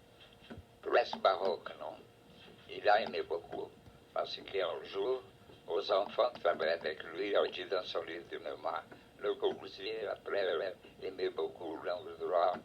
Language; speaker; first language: French; non-native, fluent; Portuguese